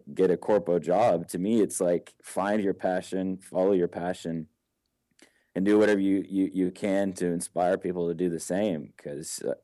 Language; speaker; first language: English; native; English